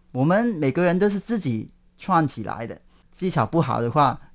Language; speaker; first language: Chinese; non-native, local second language; Cantonese